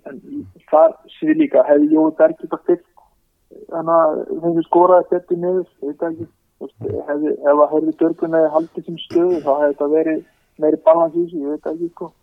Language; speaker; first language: Icelandic; native; Icelandic